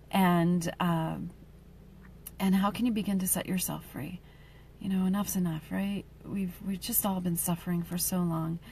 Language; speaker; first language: English; native; English